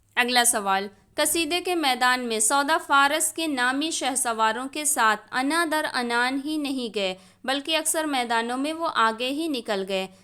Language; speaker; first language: Urdu; native; Urdu